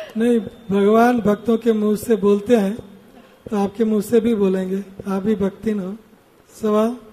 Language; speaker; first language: Hindi; non-native, local second language; Gujarati